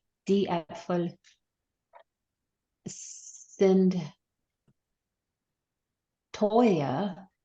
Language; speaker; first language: German; non-native, learner; English